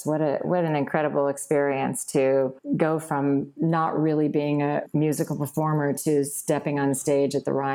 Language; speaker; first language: English; native; English